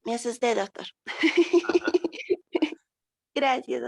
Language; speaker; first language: Spanish; native; Spanish